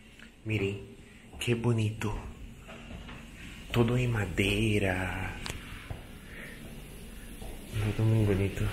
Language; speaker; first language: Spanish; non-native, fluent; Portuguese